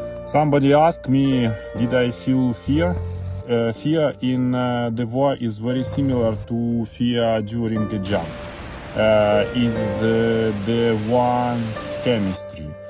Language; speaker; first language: English; non-native, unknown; Ukrainian